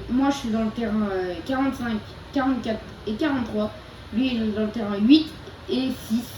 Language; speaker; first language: French; native; French